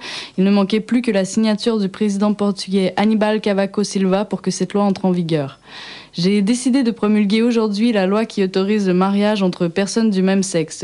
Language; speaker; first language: French; native; French